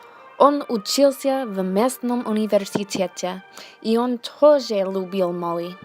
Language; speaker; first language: Russian; non-native, learner; English